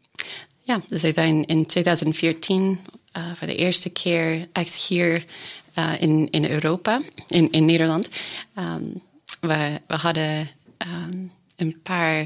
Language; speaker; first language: Dutch; non-native, fluent; English